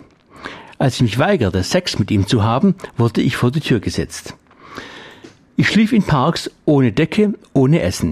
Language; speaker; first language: German; native; German